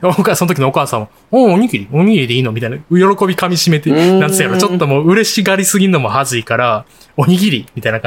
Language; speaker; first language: Japanese; native; Japanese